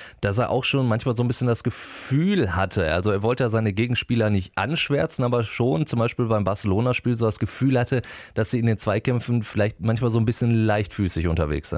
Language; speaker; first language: German; native; German